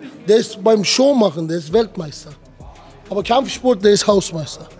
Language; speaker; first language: German; non-native, fluent; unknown